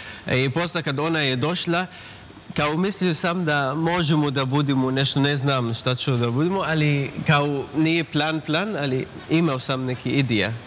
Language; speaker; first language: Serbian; non-native, learner; Arabic